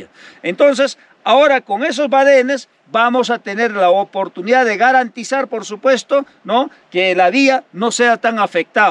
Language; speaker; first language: Spanish; native; Spanish